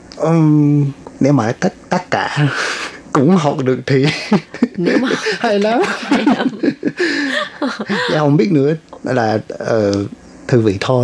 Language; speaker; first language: Vietnamese; non-native, learner; English